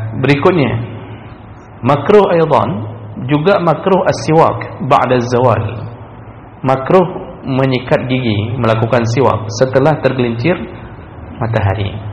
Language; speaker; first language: Malay; non-native, local second language; Achinese